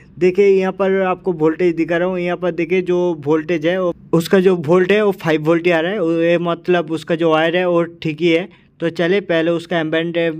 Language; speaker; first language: Hindi; native; Hindi